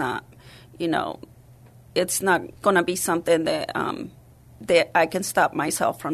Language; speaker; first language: English; early bilingual, other home language; Spanish